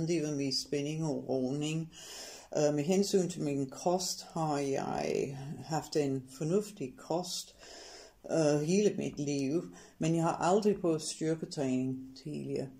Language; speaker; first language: Danish; non-native, fluent; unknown